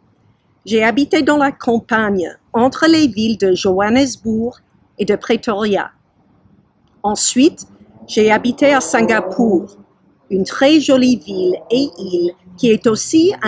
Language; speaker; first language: French; early bilingual, heritage; French